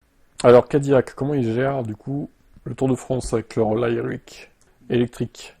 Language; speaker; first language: French; native; French